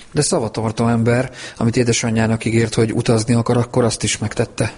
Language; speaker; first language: Hungarian; native; Hungarian